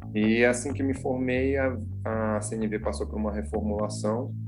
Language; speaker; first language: Portuguese; native; Portuguese